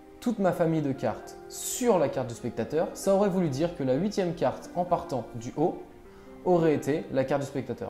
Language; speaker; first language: French; native; French